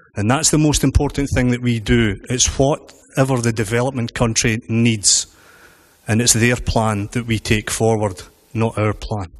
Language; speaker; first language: English; native; English